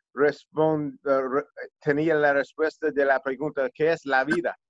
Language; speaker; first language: Spanish; non-native, learner; English